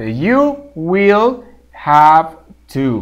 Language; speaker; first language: English; non-native, fluent; Spanish